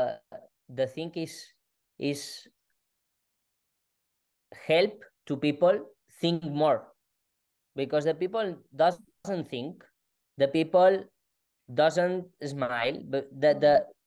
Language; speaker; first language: English; non-native, learner; Spanish